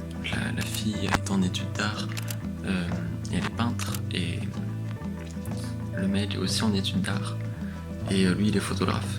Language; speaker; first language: French; native; French